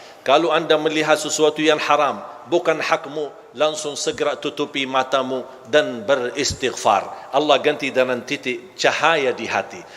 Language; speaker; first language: Malay; non-native, fluent; Arabic